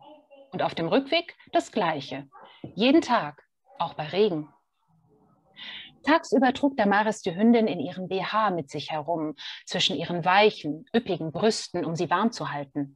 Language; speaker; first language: German; native; German